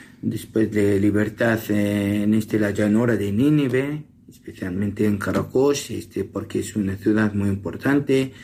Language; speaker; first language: Spanish; non-native, learner; Assyrian Neo-Aramaic